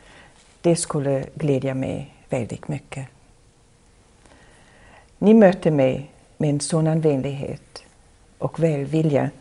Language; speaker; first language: Swedish; non-native, fluent; German